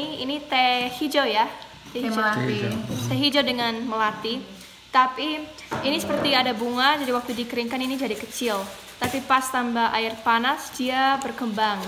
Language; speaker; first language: Indonesian; non-native, fluent; English